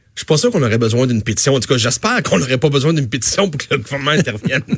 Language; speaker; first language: French; native; French